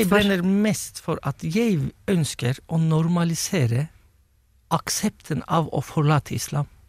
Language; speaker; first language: Norwegian; non-native, fluent; Turkish